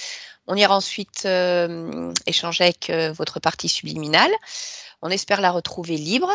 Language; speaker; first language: French; native; French